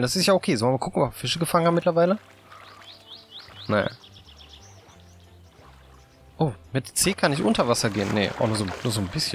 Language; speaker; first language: German; native; German